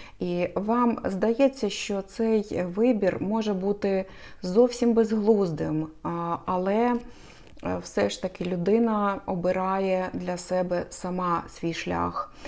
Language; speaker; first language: Ukrainian; non-native, local second language; Russian